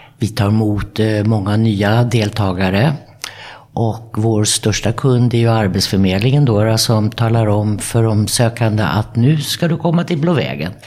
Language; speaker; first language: Swedish; native; Swedish